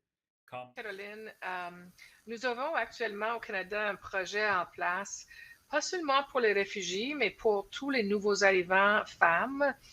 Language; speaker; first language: French; non-native, local second language; English